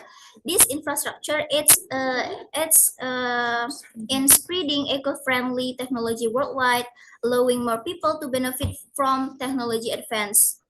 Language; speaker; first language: English; non-native, fluent; Indonesian